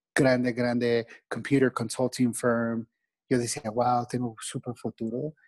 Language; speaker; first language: Spanish; non-native, fluent; English